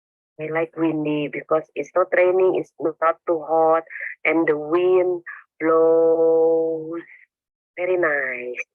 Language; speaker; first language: English; non-native, learner; Indonesian